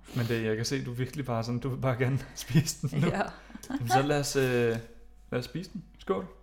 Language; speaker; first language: Danish; native; Danish